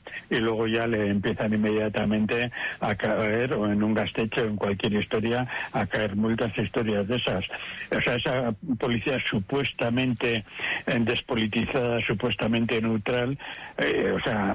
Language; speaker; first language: Spanish; native; Spanish